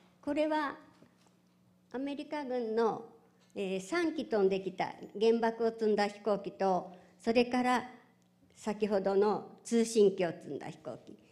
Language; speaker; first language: Japanese; native; Japanese